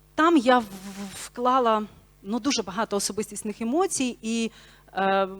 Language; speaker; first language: Ukrainian; non-native, local second language; Bulgarian